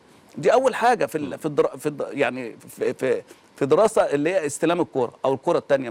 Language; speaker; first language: Arabic; native; Arabic